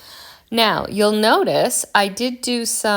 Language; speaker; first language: English; native; English